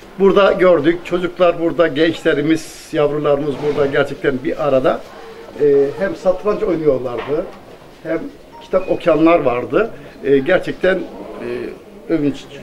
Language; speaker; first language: Turkish; native; Turkish